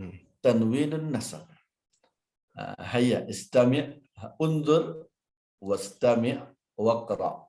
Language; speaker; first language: Arabic; non-native, fluent; Indonesian